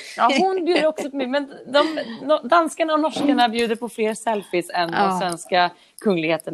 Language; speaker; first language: Swedish; native; Swedish